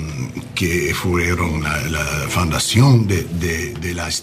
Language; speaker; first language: Spanish; non-native, learner; English